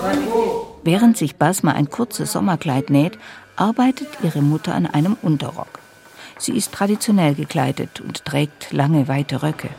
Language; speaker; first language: German; native; German